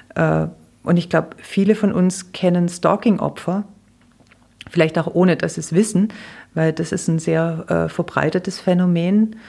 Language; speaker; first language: German; native; German